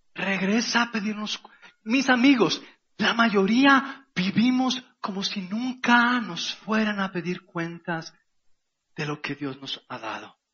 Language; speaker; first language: Spanish; native; Spanish